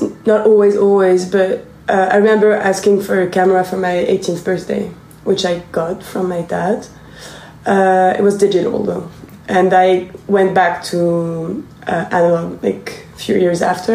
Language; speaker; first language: English; non-native, fluent; French